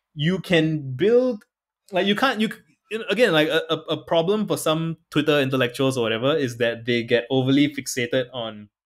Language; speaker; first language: English; native; English